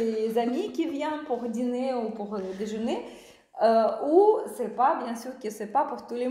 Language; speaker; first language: French; non-native, learner; Russian